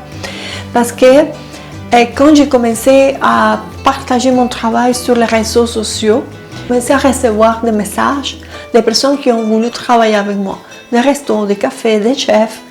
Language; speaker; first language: French; non-native, fluent; Spanish